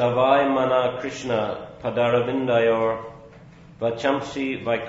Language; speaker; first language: Russian; non-native, fluent; English